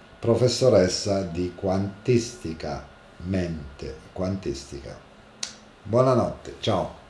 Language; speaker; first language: Italian; native; Italian